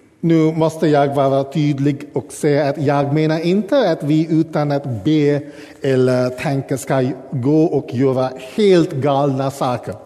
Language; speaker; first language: Swedish; non-native, fluent; English